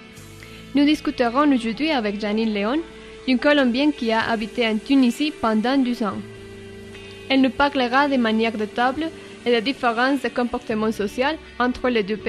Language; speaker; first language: French; non-native, learner; Spanish